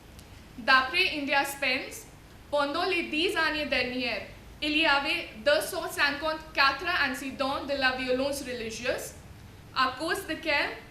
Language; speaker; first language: French; non-native, fluent; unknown